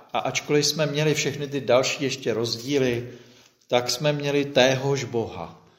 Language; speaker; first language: Czech; native; Czech